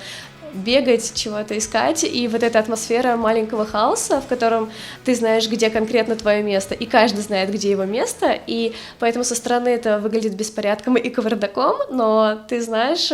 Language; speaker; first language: Russian; native; Russian